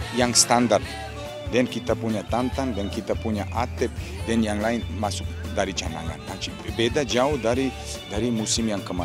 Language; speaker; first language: Indonesian; non-native, fluent; Serbian